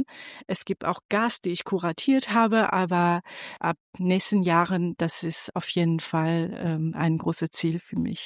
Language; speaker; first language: German; non-native, fluent; Persian